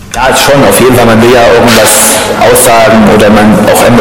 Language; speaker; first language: German; native; German